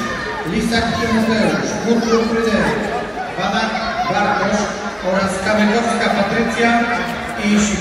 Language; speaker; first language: Polish; native; Polish